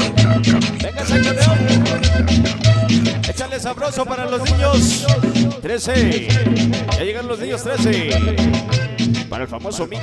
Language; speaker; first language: Spanish; native; Spanish